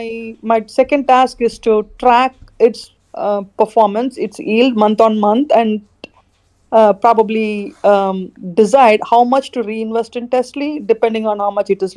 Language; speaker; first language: English; non-native, fluent; Khmer